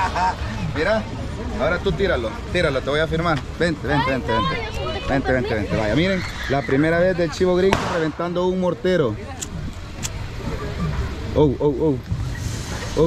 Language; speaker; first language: Spanish; native; Spanish